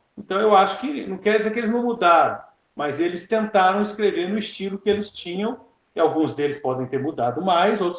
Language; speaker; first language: Portuguese; native; Portuguese